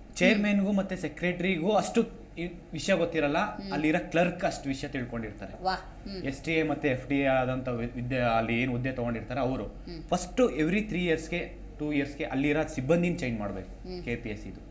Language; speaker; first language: Kannada; native; Kannada